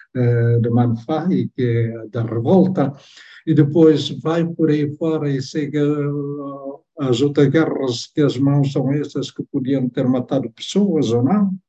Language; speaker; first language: Portuguese; non-native, fluent; Tetum